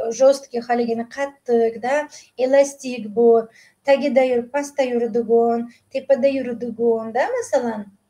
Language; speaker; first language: Uzbek; non-native, local second language; Russian